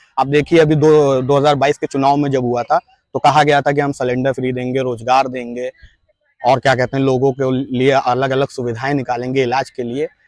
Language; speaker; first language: Hindi; native; Hindi